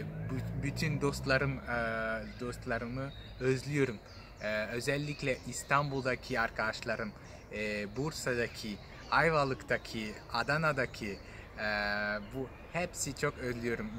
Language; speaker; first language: Turkish; non-native, fluent; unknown